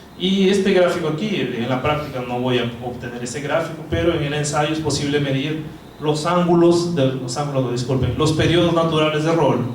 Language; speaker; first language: Spanish; non-native, fluent; Portuguese